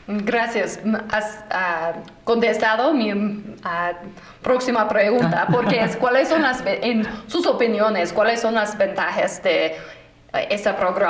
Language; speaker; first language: Spanish; non-native, fluent; English